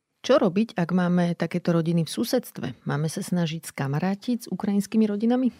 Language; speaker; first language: Slovak; native; Slovak